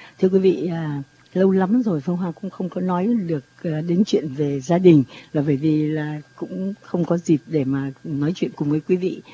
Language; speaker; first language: Vietnamese; native; Vietnamese